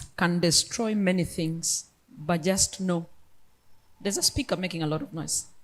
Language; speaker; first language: English; non-native, local second language; Luo (Kenya and Tanzania)